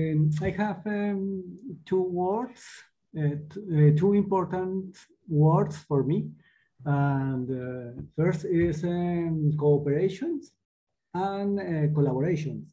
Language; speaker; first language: English; non-native, learner; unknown